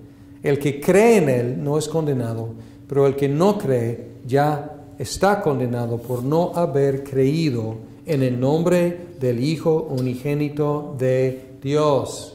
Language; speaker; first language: Spanish; non-native, fluent; English